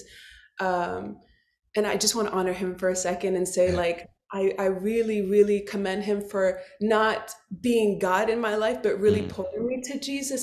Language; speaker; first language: English; native; English